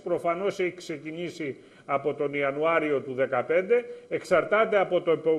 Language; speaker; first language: Greek; native; Greek